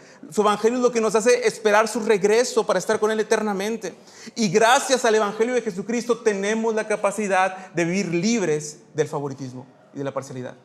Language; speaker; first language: Spanish; native; Spanish